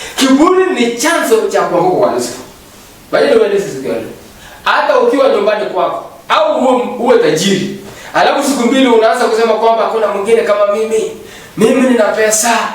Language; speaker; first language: Swahili; non-native, local second language; Kalenjin